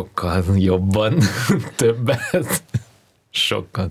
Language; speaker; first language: Hungarian; early bilingual, heritage; Hungarian